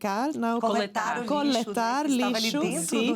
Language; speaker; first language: Portuguese; native; Portuguese